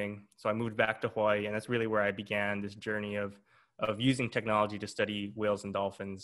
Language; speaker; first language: English; native; English